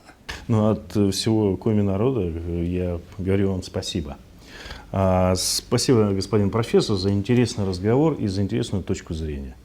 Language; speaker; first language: Russian; native; Russian